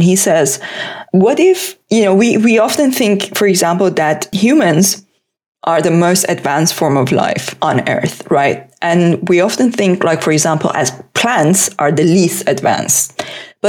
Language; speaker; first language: English; non-native, fluent; Persian